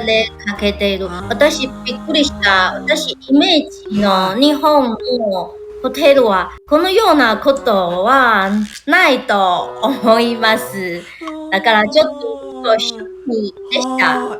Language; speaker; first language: Japanese; non-native, learner; Chinese